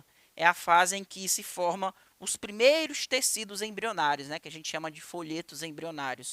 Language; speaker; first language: Portuguese; native; Portuguese